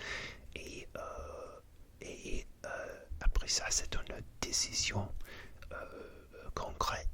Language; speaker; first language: French; non-native, learner; English